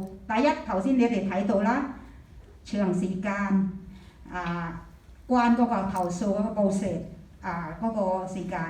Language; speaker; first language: Cantonese; non-native, fluent; Thai